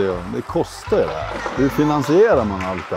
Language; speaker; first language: Swedish; native; Swedish